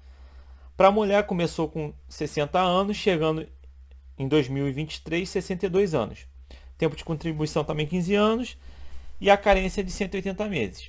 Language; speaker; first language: Portuguese; native; Portuguese